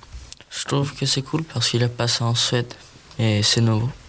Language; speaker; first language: French; non-native, learner; Swedish